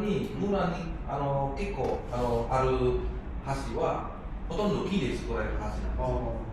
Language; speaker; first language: Japanese; non-native, fluent; Indonesian